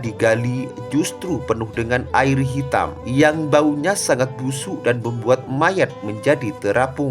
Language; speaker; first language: Indonesian; native; Indonesian